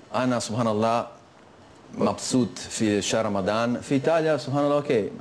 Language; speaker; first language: Arabic; non-native, learner; Italian